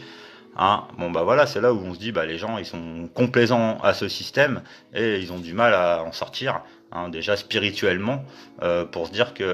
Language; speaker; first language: French; native; French